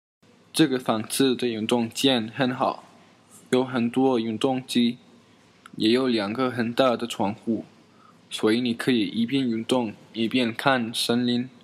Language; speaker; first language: Chinese; non-native, learner; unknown